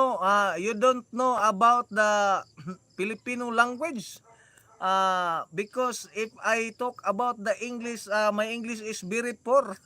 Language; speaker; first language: English; non-native, learner; Cebuano